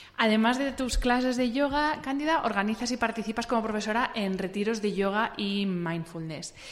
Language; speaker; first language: Spanish; native; Spanish